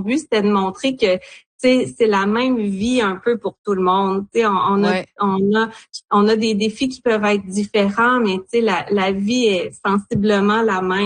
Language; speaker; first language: French; native; French